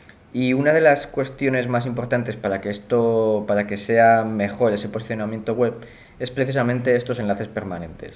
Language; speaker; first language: Spanish; native; Spanish